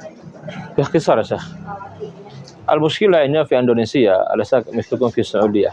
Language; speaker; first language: Arabic; non-native, fluent; Indonesian